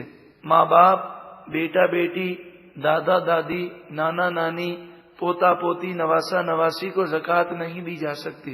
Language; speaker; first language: Urdu; native; Urdu